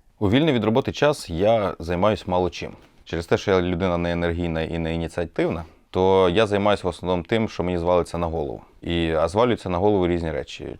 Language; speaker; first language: Ukrainian; native; Ukrainian